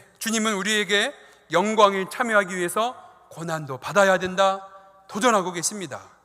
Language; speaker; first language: Korean; native; Korean